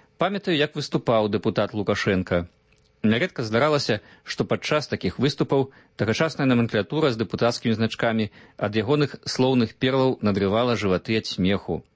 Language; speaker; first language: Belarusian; native; Belarusian